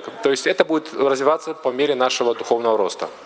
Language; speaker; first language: Russian; native; Russian